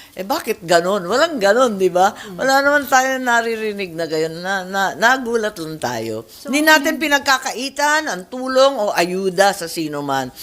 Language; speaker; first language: Filipino; native; Filipino